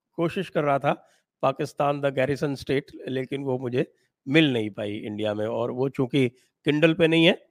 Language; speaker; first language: Hindi; native; Hindi